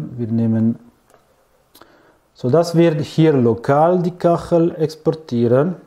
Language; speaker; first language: German; non-native, fluent; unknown